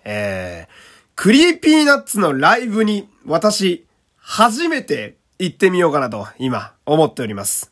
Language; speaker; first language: Japanese; native; Japanese